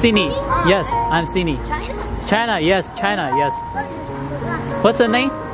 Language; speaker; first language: English; non-native, learner; Chinese